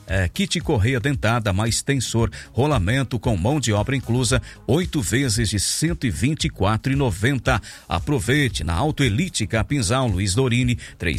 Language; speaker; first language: Portuguese; non-native, local second language; Italian